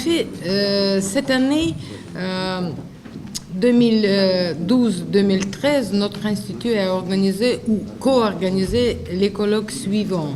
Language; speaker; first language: French; non-native, fluent; Russian